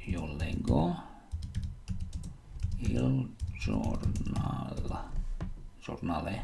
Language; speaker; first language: Italian; non-native, learner; Slovak